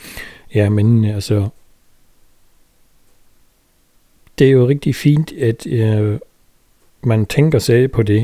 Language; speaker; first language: Danish; non-native, fluent; German